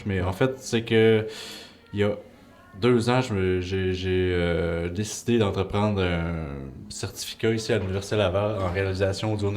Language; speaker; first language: French; native; French